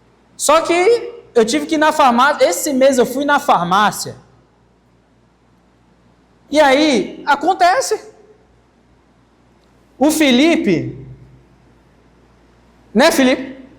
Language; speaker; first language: Portuguese; native; Portuguese